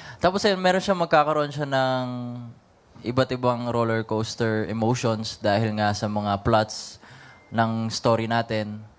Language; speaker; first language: Filipino; native; Filipino